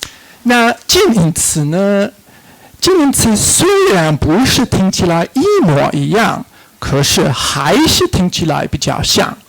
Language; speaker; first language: Chinese; non-native, fluent; English